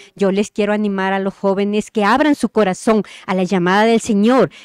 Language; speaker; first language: Spanish; native; Spanish